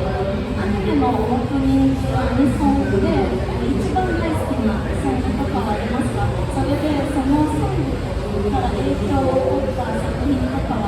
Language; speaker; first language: Japanese; non-native, fluent; Portuguese